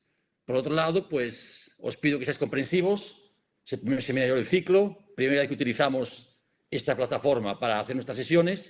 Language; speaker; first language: Spanish; native; Spanish